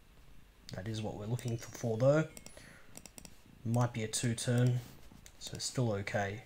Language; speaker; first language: English; native; English